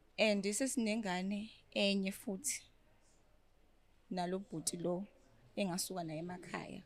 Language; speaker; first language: Zulu; native; Zulu